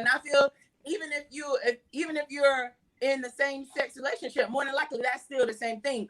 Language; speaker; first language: English; native; English